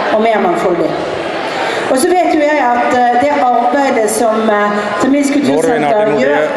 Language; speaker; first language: Norwegian; native; Norwegian